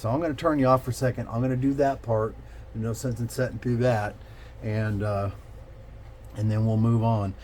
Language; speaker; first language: English; native; English